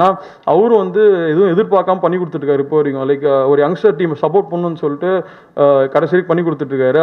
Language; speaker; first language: Tamil; native; Tamil